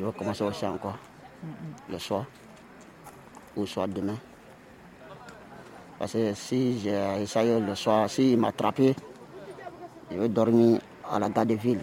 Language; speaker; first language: French; non-native, learner; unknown